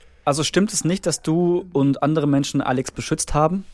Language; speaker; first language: German; native; German